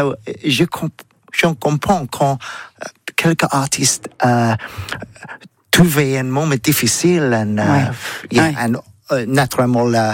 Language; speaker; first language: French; non-native, learner; English